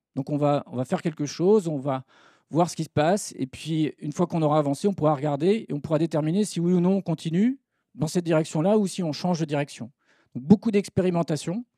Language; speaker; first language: French; native; French